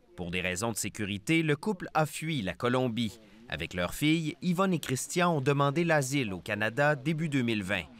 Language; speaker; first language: French; native; French